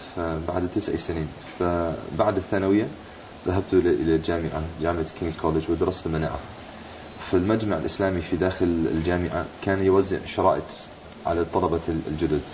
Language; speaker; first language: Arabic; non-native, fluent; English